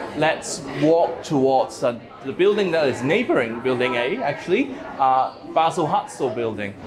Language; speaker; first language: English; non-native, local second language; Cantonese